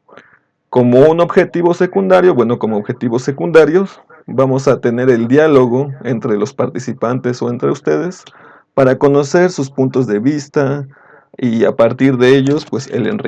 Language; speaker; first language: Spanish; native; Spanish